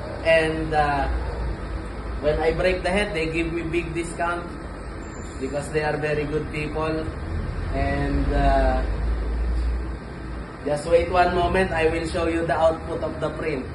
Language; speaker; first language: English; non-native, local second language; Filipino